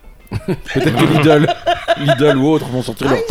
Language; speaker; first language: French; native; French